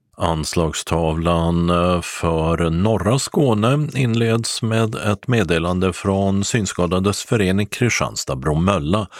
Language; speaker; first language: Swedish; native; Swedish